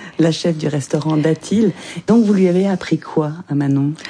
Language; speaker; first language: French; native; French